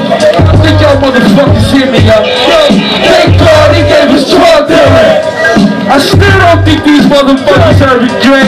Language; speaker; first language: English; native; English